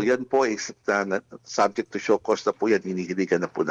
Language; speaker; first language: Filipino; native; Filipino